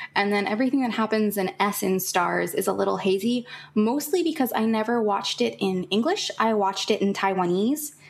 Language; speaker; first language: English; native; English